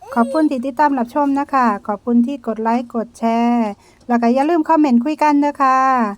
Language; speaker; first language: Thai; native; Thai